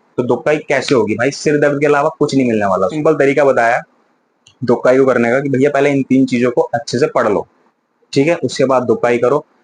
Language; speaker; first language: Hindi; native; Hindi